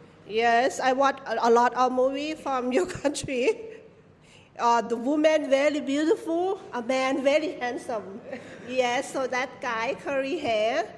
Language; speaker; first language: English; non-native, learner; Thai